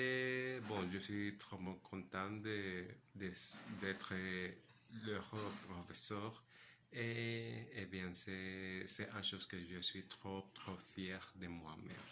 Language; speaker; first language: French; non-native, learner; Spanish